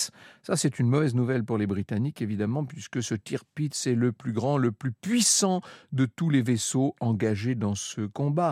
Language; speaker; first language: French; native; French